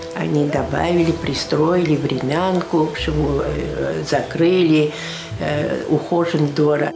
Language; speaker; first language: Russian; non-native, local second language; Crimean Tatar